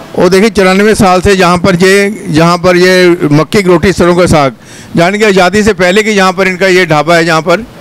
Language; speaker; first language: Hindi; native; Hindi